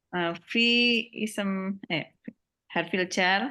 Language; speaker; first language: Arabic; non-native, learner; Indonesian